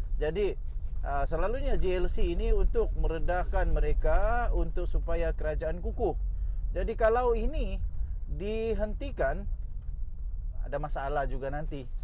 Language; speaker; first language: Malay; non-native, local second language; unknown